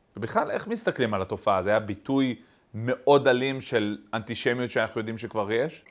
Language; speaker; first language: Hebrew; native; Hebrew